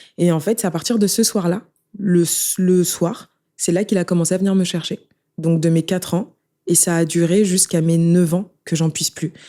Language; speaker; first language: French; early bilingual, other home language; Haitian Creole